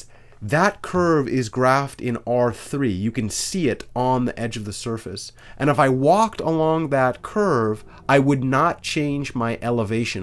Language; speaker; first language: English; native; English